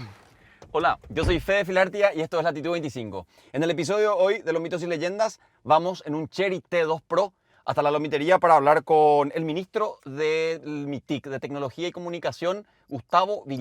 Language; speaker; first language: Spanish; native; Spanish